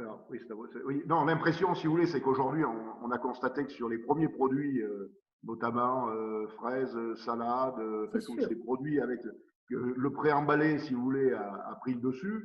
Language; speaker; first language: French; native; French